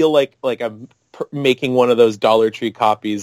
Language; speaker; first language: English; native; English